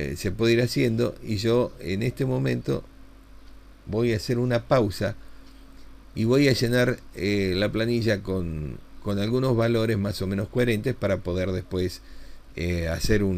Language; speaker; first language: Spanish; native; Spanish